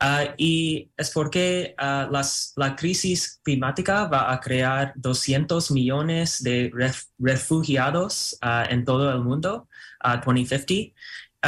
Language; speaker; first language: Spanish; non-native, fluent; English